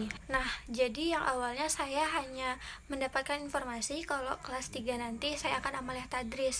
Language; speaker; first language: Indonesian; native; Indonesian